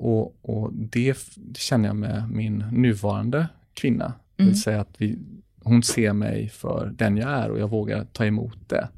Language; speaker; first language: Swedish; native; Swedish